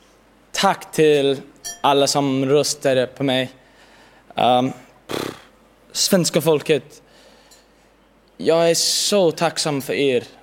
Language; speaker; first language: Swedish; early bilingual, heritage; English